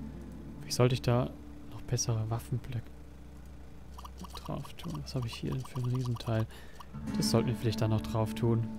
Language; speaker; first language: German; native; German